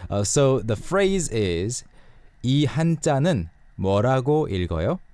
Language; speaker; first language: Korean; native; Korean